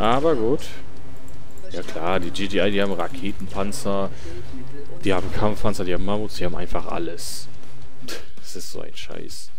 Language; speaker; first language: German; native; German